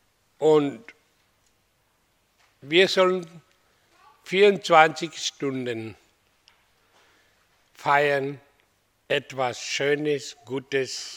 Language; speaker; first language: German; non-native, fluent; Hindi